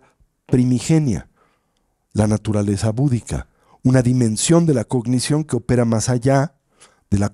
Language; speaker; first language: Spanish; native; Spanish